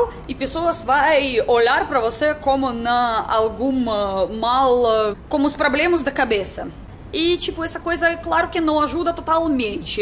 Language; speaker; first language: Portuguese; non-native, learner; Russian